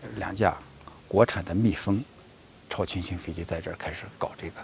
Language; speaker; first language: Chinese; native; Chinese